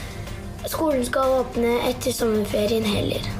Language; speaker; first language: Norwegian; early bilingual, heritage; Norwegian